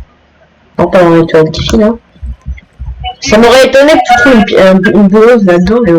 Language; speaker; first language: French; native; French